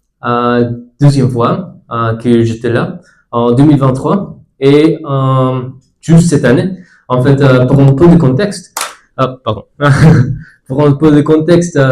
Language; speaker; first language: French; non-native, learner; Spanish